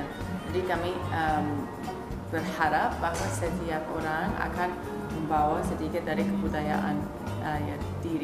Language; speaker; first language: Indonesian; non-native, fluent; English